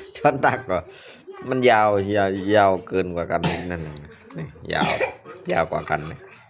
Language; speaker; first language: Thai; native; Thai